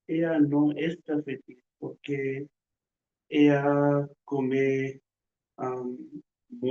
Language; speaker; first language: Spanish; non-native, learner; English